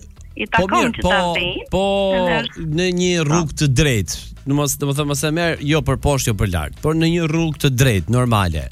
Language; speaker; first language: Albanian; native; Albanian